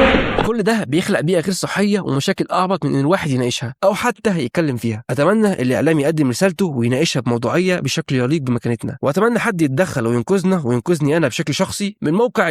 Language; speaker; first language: Arabic; native; Arabic